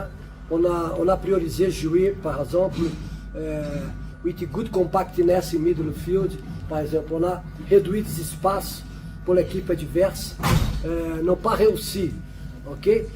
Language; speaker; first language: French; non-native, learner; Portuguese